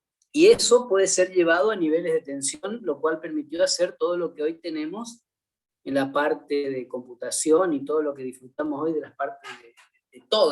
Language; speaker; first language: Spanish; native; Spanish